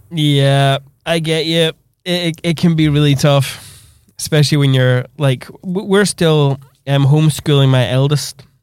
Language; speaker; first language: English; native; English